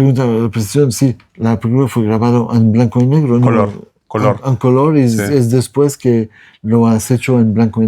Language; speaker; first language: Spanish; non-native, learner; French